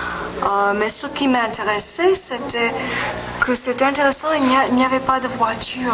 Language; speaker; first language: French; non-native, fluent; English